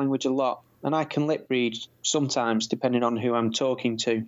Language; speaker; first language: English; non-native, fluent; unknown